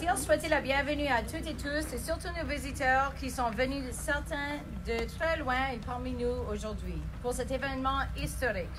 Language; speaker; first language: French; native; French